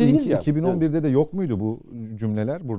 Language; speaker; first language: Turkish; native; Turkish